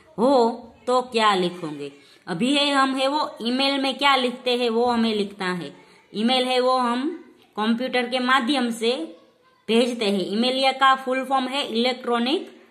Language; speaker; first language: Hindi; non-native, local second language; Gujarati